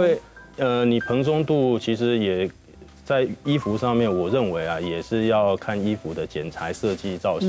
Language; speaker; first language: Chinese; native; Chinese